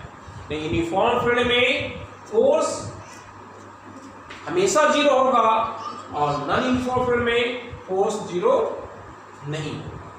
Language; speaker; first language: Hindi; native; Hindi